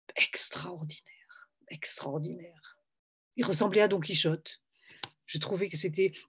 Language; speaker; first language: French; native; French